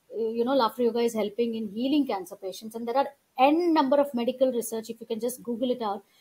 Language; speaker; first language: English; non-native, local second language; Gujarati